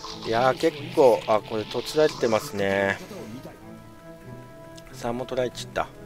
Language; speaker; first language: Japanese; native; Japanese